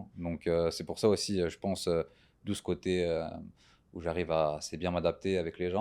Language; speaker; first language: French; native; French